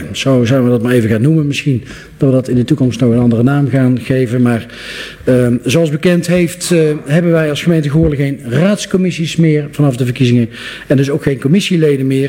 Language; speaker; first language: Dutch; native; Dutch